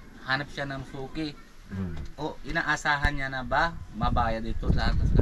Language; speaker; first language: Filipino; non-native, fluent; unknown